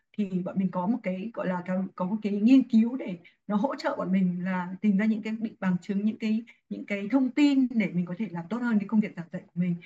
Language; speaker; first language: Vietnamese; native; Vietnamese